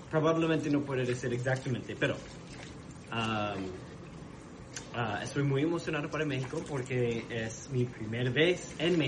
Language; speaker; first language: Spanish; non-native, learner; English